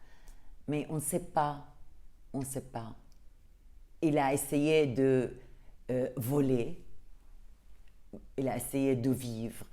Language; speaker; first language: French; non-native, fluent; Arabic